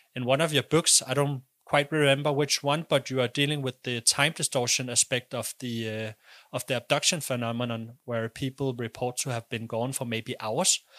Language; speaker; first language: English; non-native, fluent; Danish